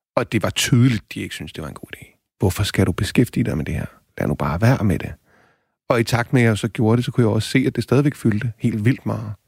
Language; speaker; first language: Danish; native; Danish